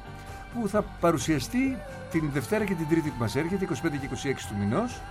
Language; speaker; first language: Greek; native; Greek